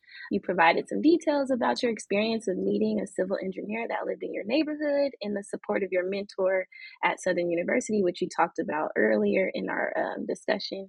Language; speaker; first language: English; native; English